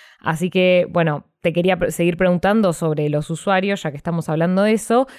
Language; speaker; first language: Spanish; native; Spanish